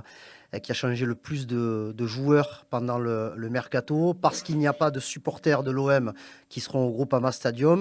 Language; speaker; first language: French; native; French